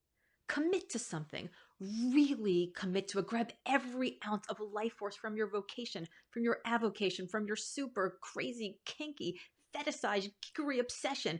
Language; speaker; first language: English; native; English